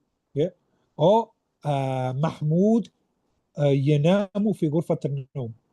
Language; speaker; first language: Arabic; non-native, fluent; English